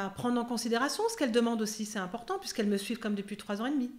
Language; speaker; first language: French; native; French